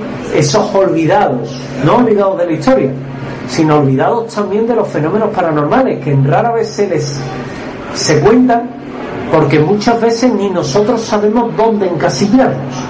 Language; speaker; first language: Spanish; native; Spanish